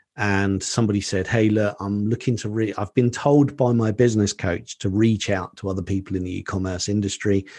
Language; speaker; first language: English; native; English